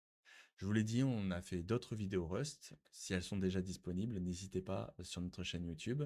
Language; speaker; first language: French; native; French